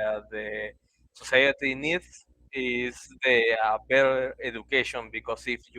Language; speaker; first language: English; non-native, learner; Spanish